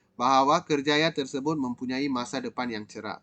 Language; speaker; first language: Malay; non-native, local second language; Tamil